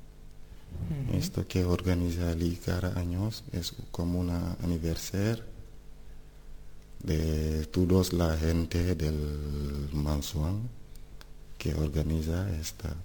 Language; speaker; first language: Spanish; non-native, learner; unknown